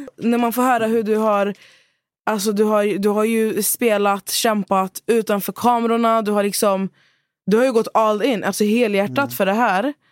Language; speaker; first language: Swedish; native; Swedish